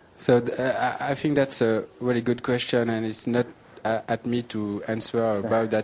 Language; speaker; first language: English; non-native, learner; French